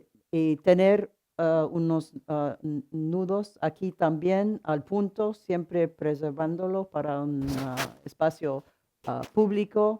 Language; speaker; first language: Spanish; non-native, fluent; English